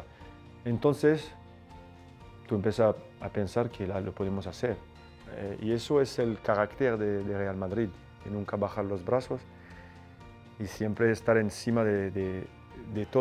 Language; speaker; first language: Spanish; non-native, fluent; French